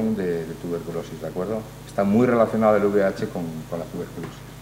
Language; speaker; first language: Spanish; native; Spanish